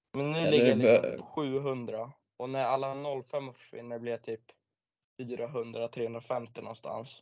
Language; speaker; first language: Swedish; native; Swedish